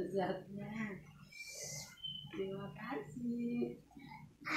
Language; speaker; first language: Indonesian; native; Indonesian